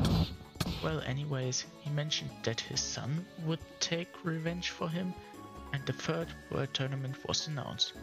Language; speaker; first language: English; non-native, fluent; German